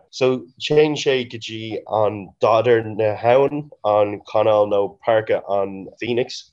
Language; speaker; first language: Irish; non-native, local second language; English